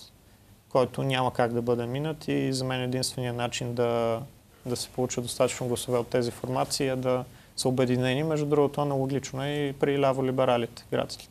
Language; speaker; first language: Bulgarian; native; Bulgarian